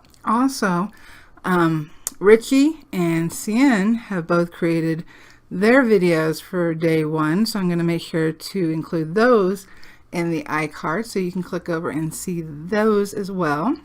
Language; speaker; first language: English; native; English